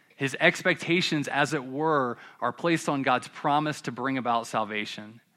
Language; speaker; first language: English; native; English